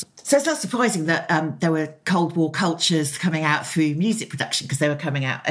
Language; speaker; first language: English; native; English